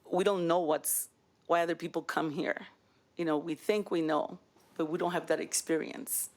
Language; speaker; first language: English; early bilingual, other home language; Spanish